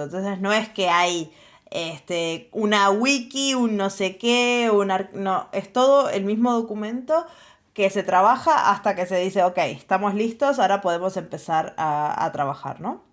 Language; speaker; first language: Spanish; native; Spanish